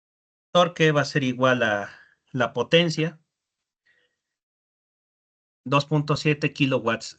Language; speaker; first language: Spanish; native; Spanish